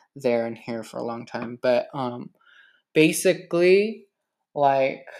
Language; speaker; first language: English; native; English